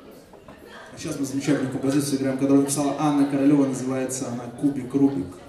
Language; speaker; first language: Russian; native; Russian